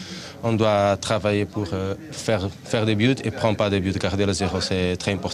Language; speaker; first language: French; non-native, fluent; Portuguese